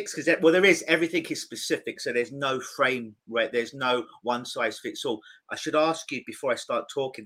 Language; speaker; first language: English; native; English